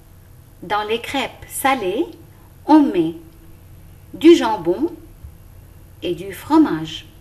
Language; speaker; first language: French; non-native, local second language; Arabic